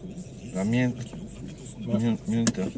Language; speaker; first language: French; non-native, learner; Polish